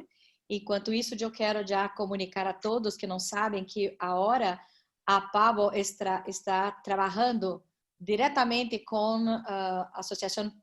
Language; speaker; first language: Portuguese; non-native, learner; Spanish